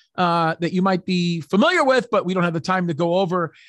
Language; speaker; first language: English; early bilingual, other home language; Arabic